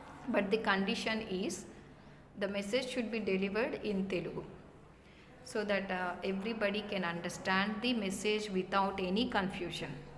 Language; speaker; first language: English; non-native, local second language; Telugu